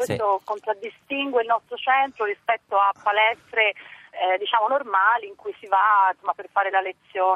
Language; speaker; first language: Italian; native; Italian